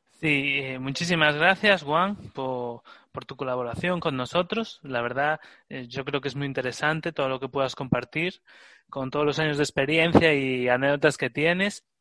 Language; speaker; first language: Spanish; native; Spanish